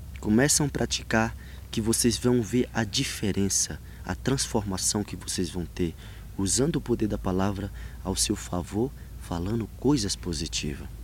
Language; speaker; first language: Portuguese; non-native, local second language; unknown